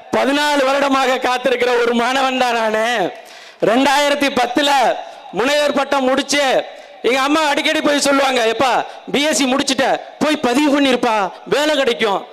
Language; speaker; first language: Tamil; native; Tamil